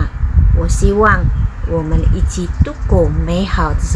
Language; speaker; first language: Chinese; non-native, fluent; Indonesian